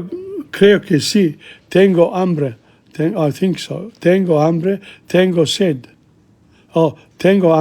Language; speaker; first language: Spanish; non-native, learner; English